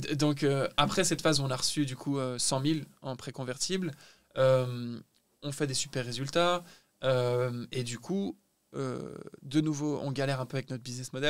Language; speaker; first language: French; native; French